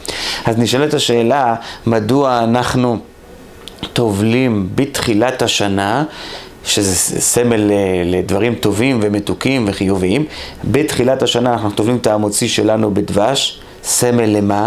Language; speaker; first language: Hebrew; native; Hebrew